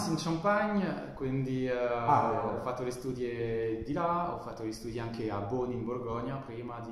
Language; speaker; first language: Italian; non-native, fluent; French